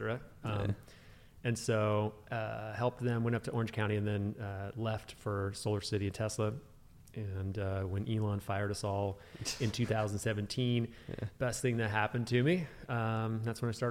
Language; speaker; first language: English; native; English